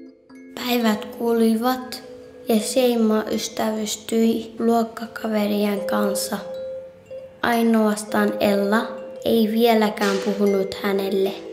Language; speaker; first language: Finnish; non-native, learner; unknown